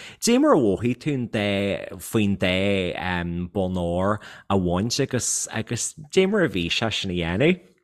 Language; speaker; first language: Irish; native; Irish